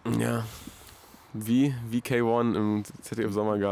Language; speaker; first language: German; native; German